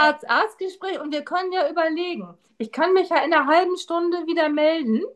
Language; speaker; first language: German; native; German